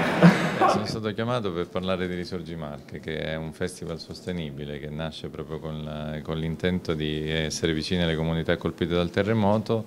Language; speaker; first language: Italian; native; Italian